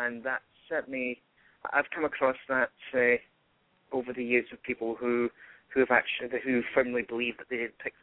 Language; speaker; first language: English; native; English